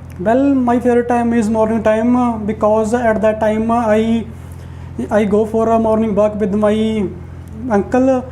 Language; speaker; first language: English; non-native, learner; Punjabi